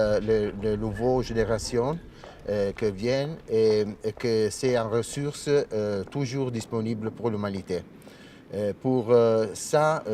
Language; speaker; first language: French; non-native, learner; Italian